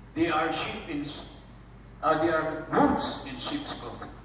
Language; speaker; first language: English; non-native, local second language; Filipino